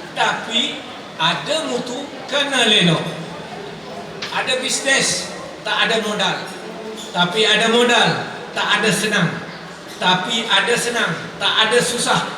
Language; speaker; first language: Malay; native; Malay